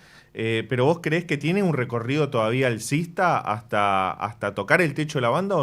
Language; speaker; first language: Spanish; native; Spanish